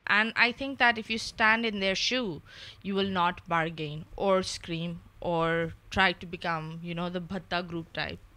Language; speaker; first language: Urdu; non-native, fluent; English